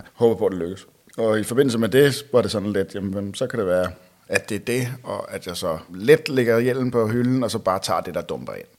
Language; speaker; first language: Danish; native; Danish